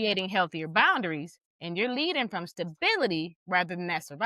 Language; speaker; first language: English; native; English